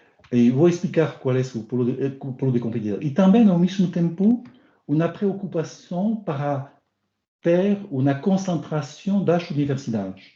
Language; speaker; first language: Portuguese; non-native, learner; French